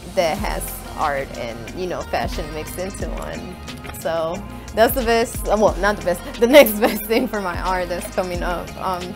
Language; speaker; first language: English; native; English